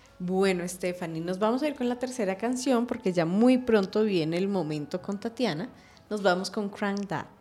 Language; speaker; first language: Spanish; native; Spanish